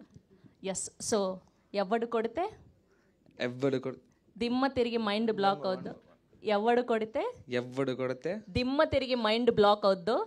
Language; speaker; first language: Telugu; native; Telugu